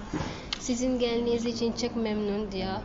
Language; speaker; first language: Turkish; non-native, learner; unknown